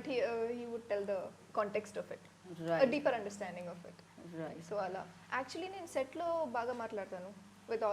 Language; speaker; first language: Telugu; non-native, learner; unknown